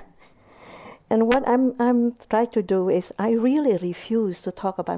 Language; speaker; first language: English; non-native, fluent; Vietnamese